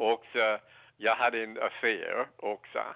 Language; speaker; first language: Swedish; non-native, learner; English